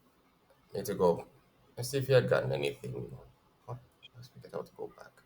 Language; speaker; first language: English; native; English